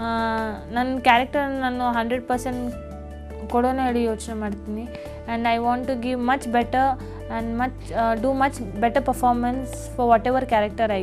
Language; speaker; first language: Kannada; non-native, local second language; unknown